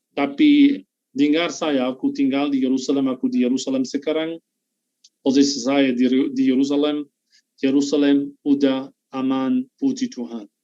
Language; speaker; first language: Indonesian; non-native, fluent; Arabic